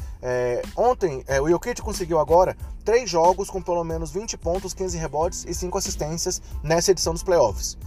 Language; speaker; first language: Portuguese; native; Portuguese